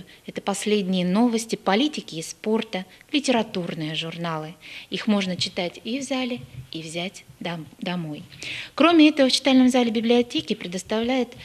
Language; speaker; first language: Russian; native; Russian